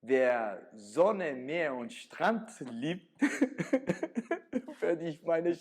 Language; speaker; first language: German; early bilingual, other home language; Italian